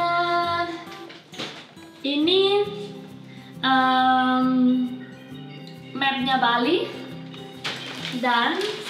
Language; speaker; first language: Indonesian; non-native, fluent; Spanish